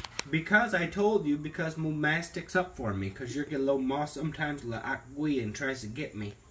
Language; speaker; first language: English; native; English